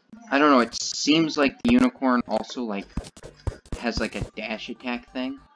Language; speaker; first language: English; native; English